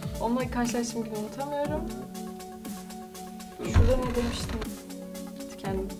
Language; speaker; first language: Turkish; native; Turkish